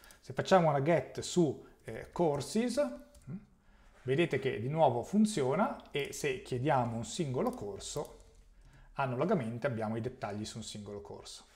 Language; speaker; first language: Italian; native; Italian